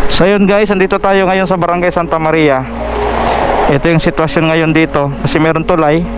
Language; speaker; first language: Filipino; native; Filipino